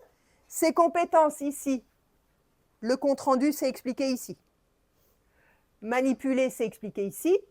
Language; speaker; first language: French; native; French